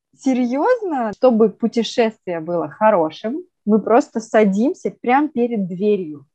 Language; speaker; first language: Russian; native; Russian